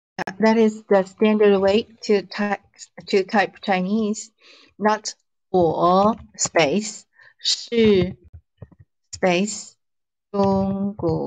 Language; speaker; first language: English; non-native, fluent; Chinese